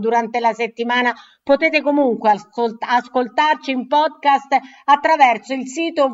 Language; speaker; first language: Italian; native; Italian